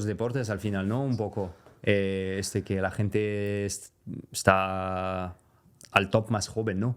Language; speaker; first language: Spanish; non-native, fluent; French